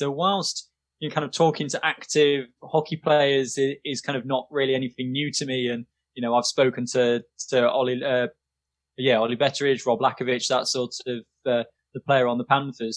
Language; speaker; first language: English; native; English